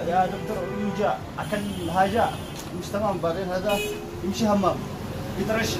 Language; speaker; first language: Arabic; non-native, learner; Amharic